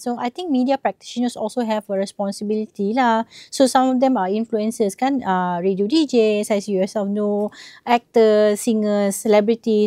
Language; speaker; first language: English; non-native, local second language; Malay